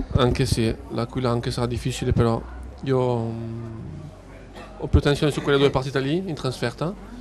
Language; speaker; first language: Italian; non-native, fluent; French